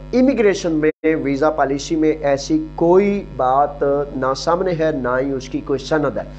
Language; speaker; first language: Urdu; non-native, local second language; Punjabi